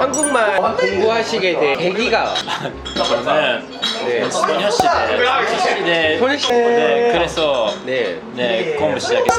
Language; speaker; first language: Korean; non-native, learner; Japanese